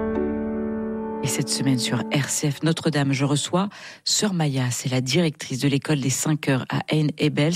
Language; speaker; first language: French; native; French